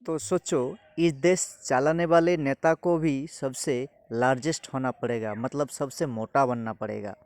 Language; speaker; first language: Hindi; non-native, local second language; Bangla